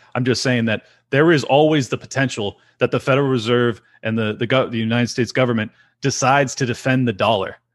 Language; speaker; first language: English; native; English